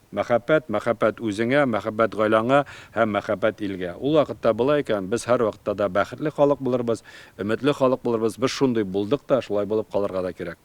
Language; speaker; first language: Tatar; native; Tatar